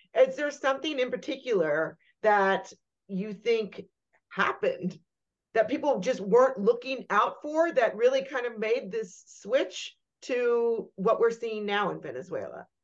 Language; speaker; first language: English; native; English